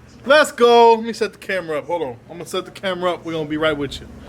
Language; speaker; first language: English; native; English